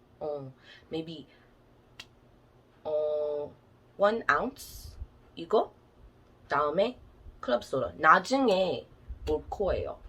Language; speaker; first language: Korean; non-native, learner; English